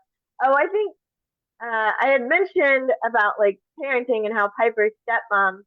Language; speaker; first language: English; native; English